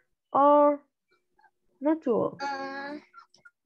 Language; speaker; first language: English; non-native, learner; Spanish